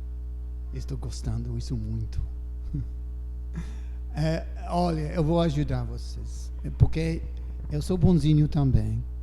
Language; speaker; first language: Portuguese; non-native, fluent; English